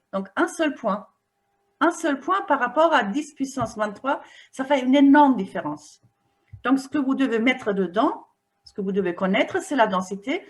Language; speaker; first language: French; non-native, fluent; German